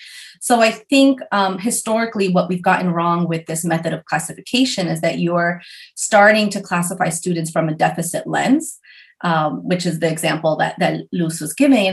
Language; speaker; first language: English; early bilingual, other home language; Spanish